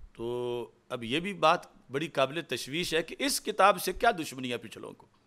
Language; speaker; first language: Urdu; non-native, local second language; Punjabi